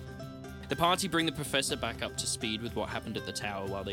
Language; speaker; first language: English; native; English